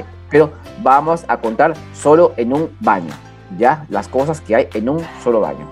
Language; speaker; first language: Spanish; native; Spanish